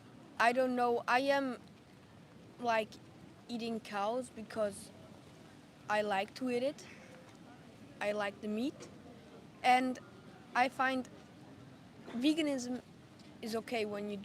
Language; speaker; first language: English; non-native, fluent; German